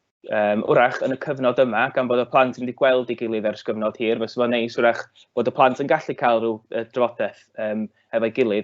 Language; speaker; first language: Welsh; native; Welsh